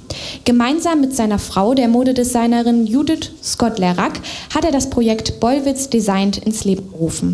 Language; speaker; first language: German; native; German